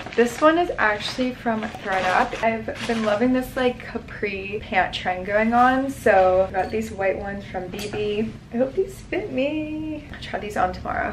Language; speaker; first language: English; native; English